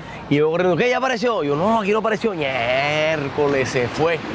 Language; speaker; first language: Spanish; native; Spanish